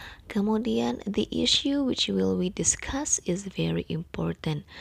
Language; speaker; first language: English; non-native, fluent; Indonesian